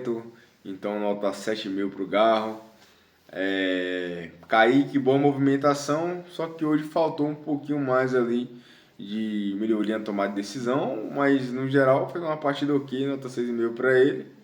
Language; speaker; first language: Portuguese; native; Portuguese